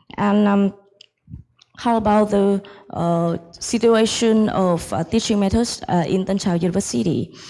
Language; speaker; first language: English; non-native, fluent; Vietnamese